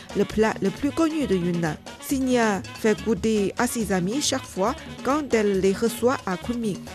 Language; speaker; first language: French; non-native, fluent; Ukrainian